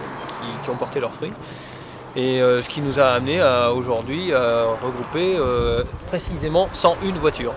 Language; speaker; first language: French; native; French